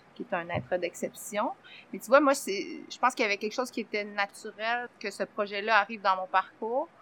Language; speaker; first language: French; native; French